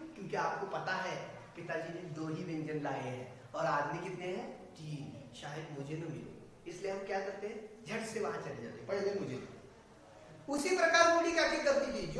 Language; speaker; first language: Hindi; non-native, local second language; Marathi